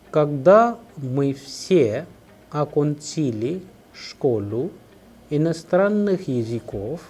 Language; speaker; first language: Russian; non-native, fluent; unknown